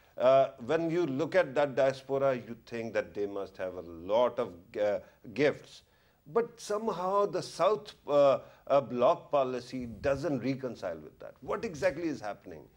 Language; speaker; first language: English; non-native, local second language; Urdu